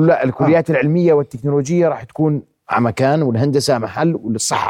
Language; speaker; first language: Arabic; native; Arabic